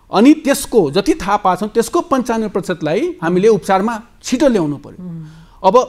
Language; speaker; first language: Nepali; non-native, local second language; Maithili